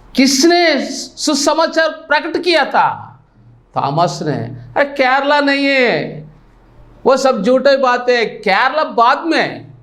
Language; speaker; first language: Hindi; non-native, local second language; Telugu